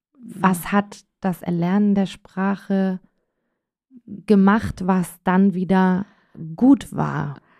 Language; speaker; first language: German; native; German